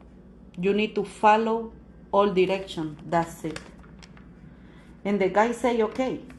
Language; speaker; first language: English; non-native, learner; Spanish